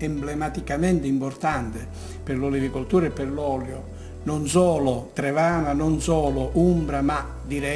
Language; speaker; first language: Italian; native; Italian